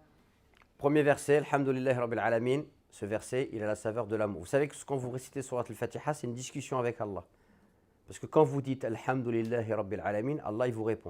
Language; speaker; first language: French; native; French